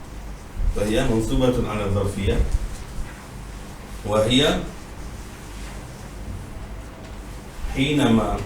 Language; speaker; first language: Arabic; non-native, fluent; Malay